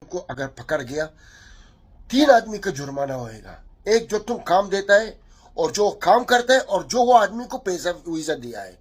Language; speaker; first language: Hindi; non-native, learner; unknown